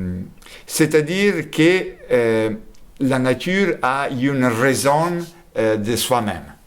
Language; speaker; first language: French; non-native, fluent; Italian